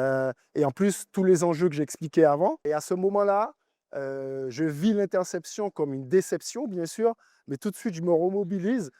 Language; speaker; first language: French; native; French